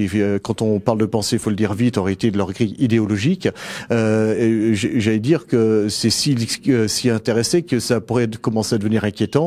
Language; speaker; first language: French; native; French